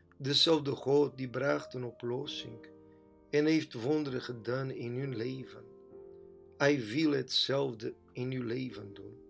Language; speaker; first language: Dutch; non-native, fluent; Portuguese